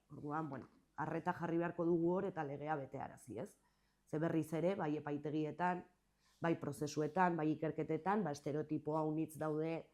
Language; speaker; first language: Basque; native; Basque